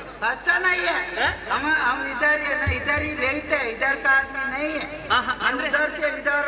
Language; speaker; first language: Hindi; non-native, local second language; Kannada